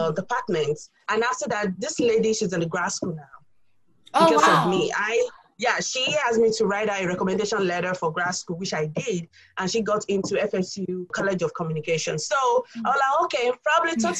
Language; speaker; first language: English; non-native, local second language; Yoruba